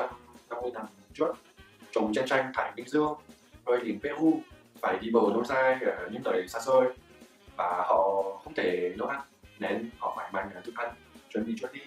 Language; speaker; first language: Vietnamese; non-native, learner; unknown